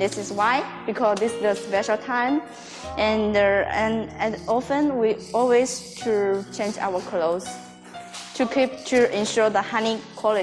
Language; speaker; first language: English; non-native, learner; Chinese